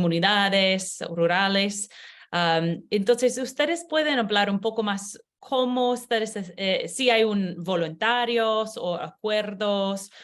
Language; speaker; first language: Spanish; non-native, learner; English